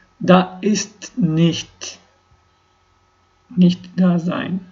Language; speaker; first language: German; non-native, learner; Ukrainian